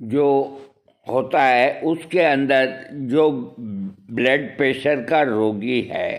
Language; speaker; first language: Hindi; native; Hindi